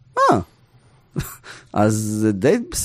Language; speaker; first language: Hebrew; native; Hebrew